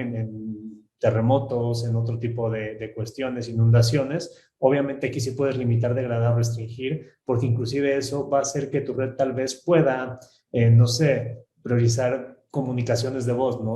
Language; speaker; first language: Spanish; native; Spanish